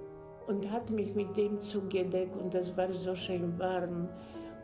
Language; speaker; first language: German; non-native, fluent; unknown